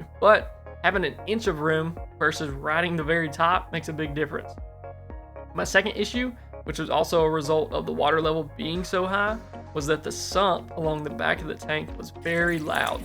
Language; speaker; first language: English; native; English